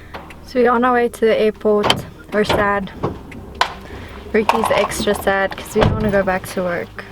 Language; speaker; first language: English; native; English